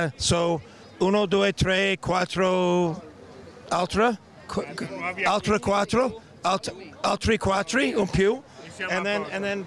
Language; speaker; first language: Italian; non-native, learner; English